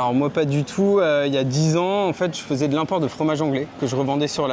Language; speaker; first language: French; native; French